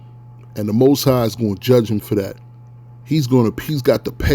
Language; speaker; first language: English; native; English